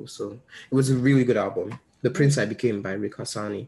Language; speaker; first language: English; non-native, local second language; Yoruba